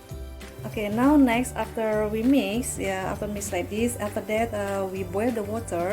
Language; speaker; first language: English; non-native, learner; Indonesian